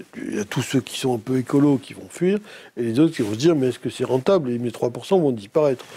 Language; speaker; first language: French; native; French